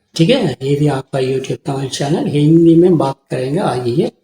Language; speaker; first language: Hindi; non-native, local second language; Tamil